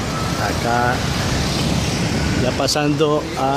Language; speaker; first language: Spanish; native; Spanish